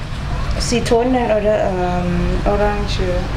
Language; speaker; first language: German; non-native, learner; Thai